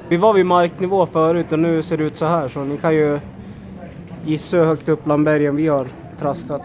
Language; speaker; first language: Swedish; native; Swedish